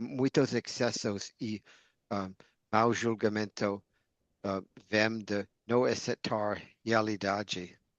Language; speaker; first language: Portuguese; non-native, fluent; English